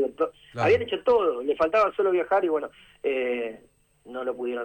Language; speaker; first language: Spanish; native; Spanish